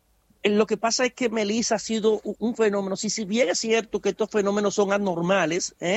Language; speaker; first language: Spanish; native; Spanish